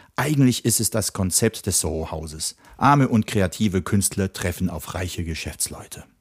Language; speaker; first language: German; early bilingual, other home language; Czech